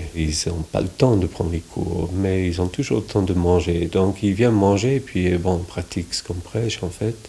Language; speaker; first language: French; non-native, fluent; English